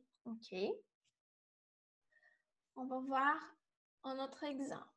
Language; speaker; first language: French; non-native, fluent; Portuguese